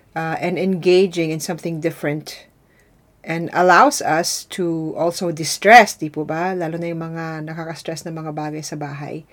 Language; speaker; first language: English; non-native, local second language; Filipino